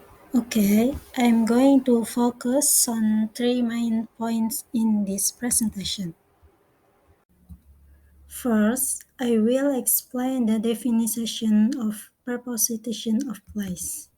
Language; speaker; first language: English; non-native, learner; Indonesian